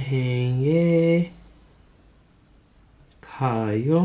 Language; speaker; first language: Korean; non-native, learner; English